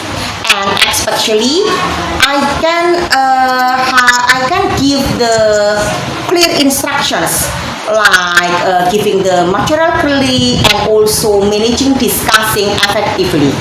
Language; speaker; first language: English; non-native, fluent; Javanese